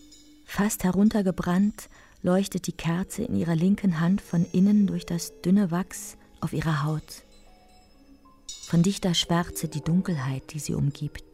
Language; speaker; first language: German; native; German